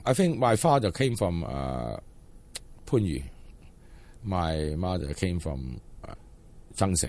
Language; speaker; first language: English; non-native, local second language; Cantonese